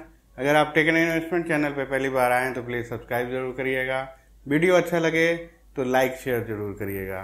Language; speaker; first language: Hindi; native; Hindi